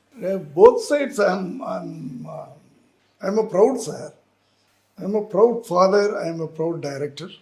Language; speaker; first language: Telugu; non-native, learner; Tamil